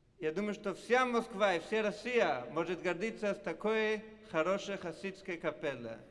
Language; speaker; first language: Russian; non-native, fluent; Italian